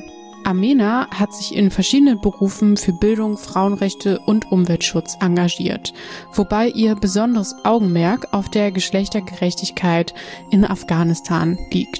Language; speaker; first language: German; native; German